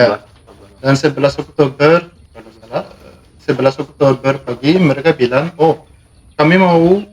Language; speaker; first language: Indonesian; non-native, learner; Malagasy